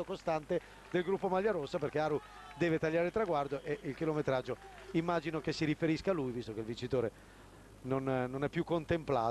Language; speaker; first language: Italian; native; Italian